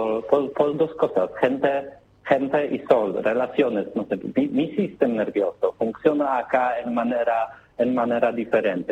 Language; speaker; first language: Spanish; non-native, learner; Polish